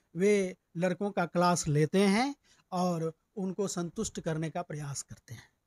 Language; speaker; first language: Hindi; native; Hindi